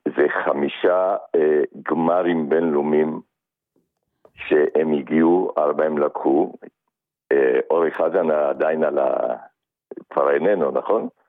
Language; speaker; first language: Hebrew; non-native, fluent; Spanish